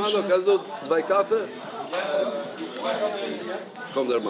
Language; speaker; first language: German; non-native, learner; Albanian